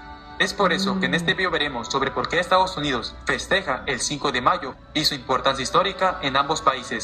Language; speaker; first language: Spanish; native; Spanish